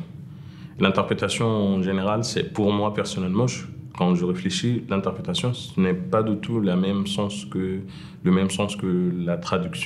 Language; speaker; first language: French; non-native, fluent; Arabic